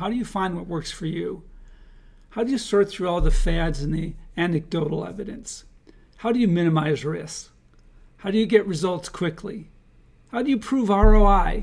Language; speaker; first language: English; native; English